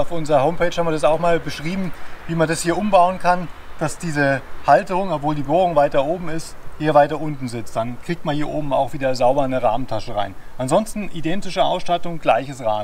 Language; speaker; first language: German; native; German